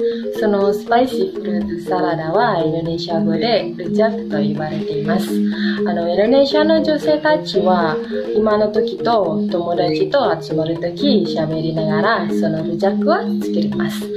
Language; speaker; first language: Japanese; non-native, fluent; Indonesian